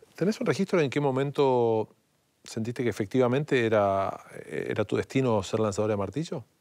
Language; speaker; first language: Spanish; native; Spanish